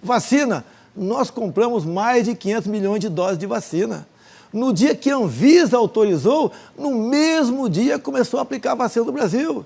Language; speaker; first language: Portuguese; native; Portuguese